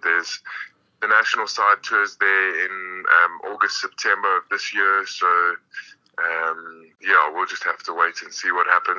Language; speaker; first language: English; native; English